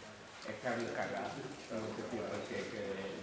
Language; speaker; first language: Italian; non-native, learner; English